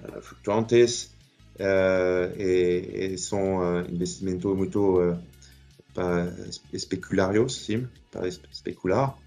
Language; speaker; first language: Portuguese; non-native, fluent; French